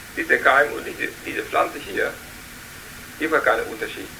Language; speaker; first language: German; non-native, learner; Vietnamese